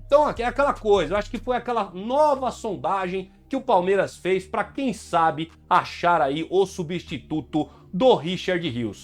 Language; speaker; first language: Portuguese; native; Portuguese